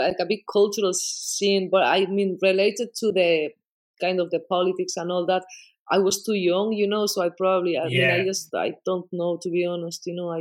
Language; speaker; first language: English; non-native, fluent; Spanish